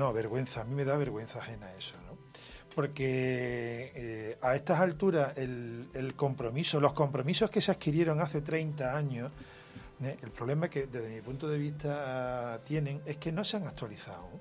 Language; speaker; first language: Spanish; native; Spanish